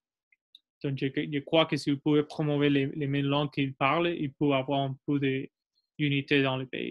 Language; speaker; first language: French; non-native, learner; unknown